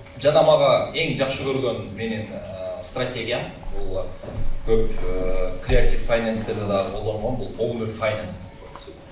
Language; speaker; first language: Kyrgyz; native; Kyrgyz